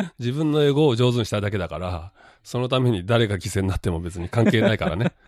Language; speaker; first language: Japanese; native; Japanese